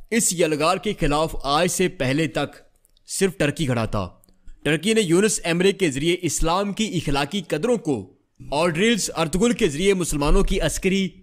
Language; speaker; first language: Urdu; native; Urdu